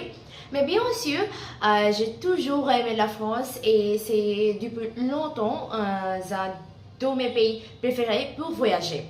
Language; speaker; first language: French; non-native, learner; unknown